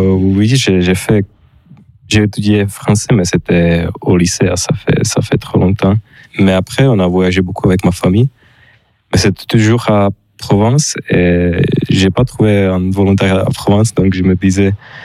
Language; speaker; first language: French; non-native, learner; Czech